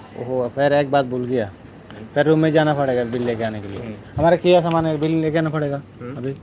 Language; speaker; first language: Hindi; non-native, learner; Bangla